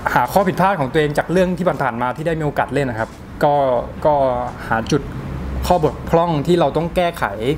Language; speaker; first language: Thai; native; Thai